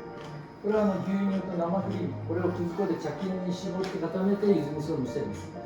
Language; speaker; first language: Japanese; native; Japanese